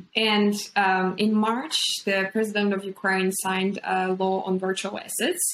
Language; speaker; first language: English; non-native, fluent; Ukrainian